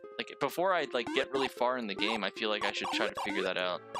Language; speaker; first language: English; native; English